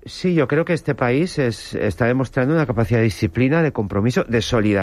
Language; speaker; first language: Spanish; native; Spanish